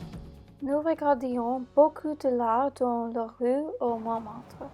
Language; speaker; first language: French; non-native, learner; English